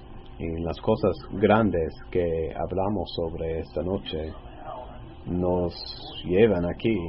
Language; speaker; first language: Spanish; non-native, fluent; English